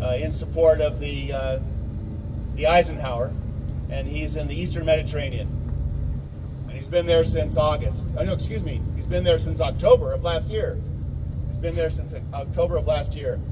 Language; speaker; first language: English; native; English